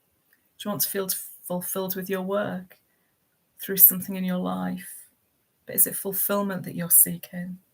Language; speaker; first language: English; native; English